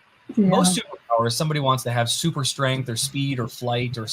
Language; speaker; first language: English; native; English